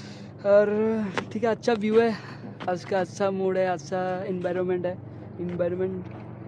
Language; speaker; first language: Hindi; non-native, local second language; Malayalam